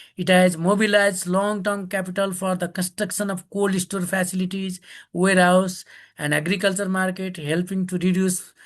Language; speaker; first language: English; non-native, local second language; Nepali